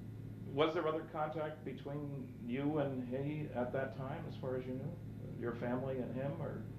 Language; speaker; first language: English; native; English